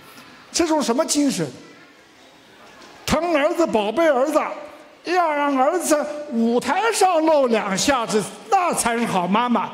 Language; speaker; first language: Chinese; native; Chinese